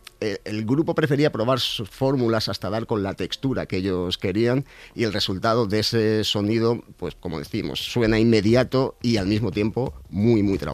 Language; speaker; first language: Spanish; native; Spanish